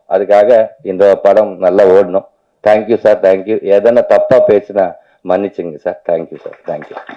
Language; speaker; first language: Tamil; non-native, learner; Telugu